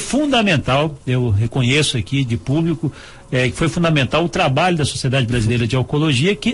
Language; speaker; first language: Portuguese; native; Portuguese